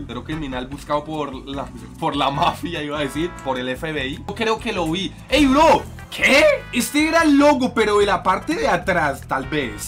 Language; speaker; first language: Spanish; native; Spanish